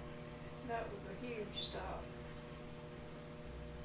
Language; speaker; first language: English; native; English